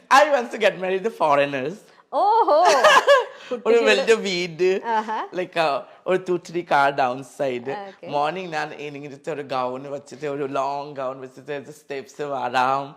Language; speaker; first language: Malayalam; non-native, learner; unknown